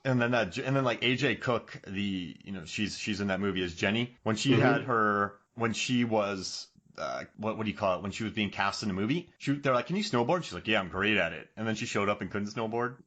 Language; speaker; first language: English; native; English